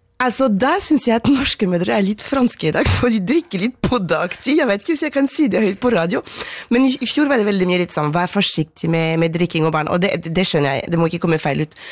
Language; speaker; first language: Norwegian; non-native, fluent; French